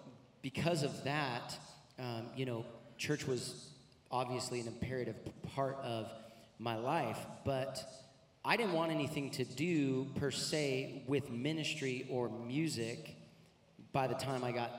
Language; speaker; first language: English; native; English